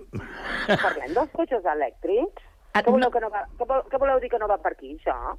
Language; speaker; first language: Catalan; native; Catalan